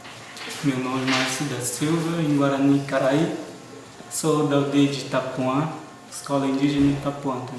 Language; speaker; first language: Portuguese; non-native, local second language; Guarani